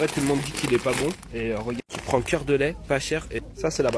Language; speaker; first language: French; native; French